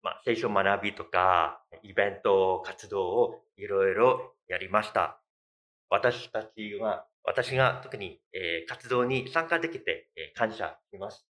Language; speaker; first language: Japanese; non-native, fluent; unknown